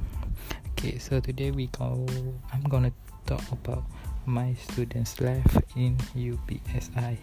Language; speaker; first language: English; non-native, learner; Malay